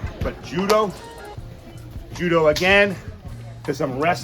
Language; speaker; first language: English; native; English